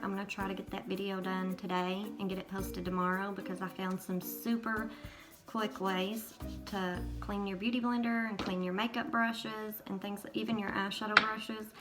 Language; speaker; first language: English; native; English